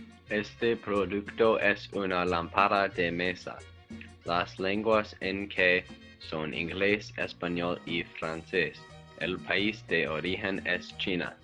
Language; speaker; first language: Spanish; non-native, learner; English